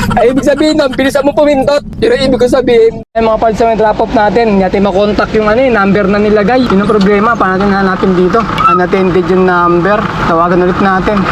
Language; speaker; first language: Filipino; native; Filipino